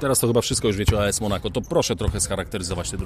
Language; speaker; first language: Polish; native; Polish